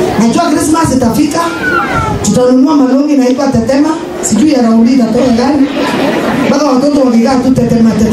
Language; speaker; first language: Swahili; non-native, local second language; Kalenjin